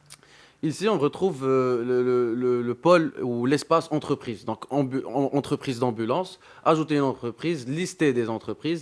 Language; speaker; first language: French; non-native, local second language; Arabic